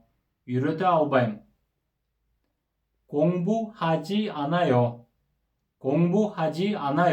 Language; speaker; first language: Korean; non-native, fluent; Kyrgyz